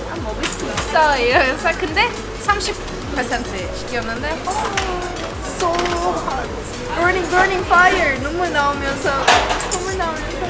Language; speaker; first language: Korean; non-native, fluent; Turkish